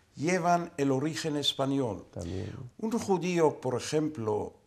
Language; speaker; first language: Spanish; non-native, fluent; Hebrew